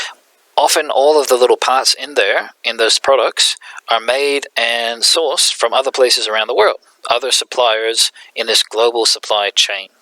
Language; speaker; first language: English; native; English